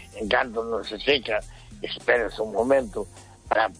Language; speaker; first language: Spanish; non-native, local second language; Galician